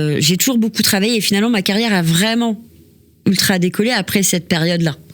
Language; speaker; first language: French; native; French